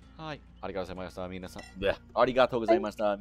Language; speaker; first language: Japanese; non-native, learner; English